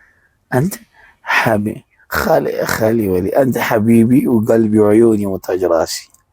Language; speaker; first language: Arabic; non-native, learner; Urdu